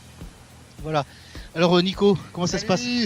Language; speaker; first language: French; native; French